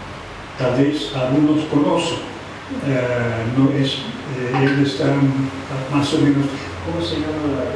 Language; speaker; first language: Spanish; non-native, fluent; English